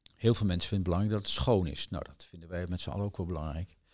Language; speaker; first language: Dutch; native; Dutch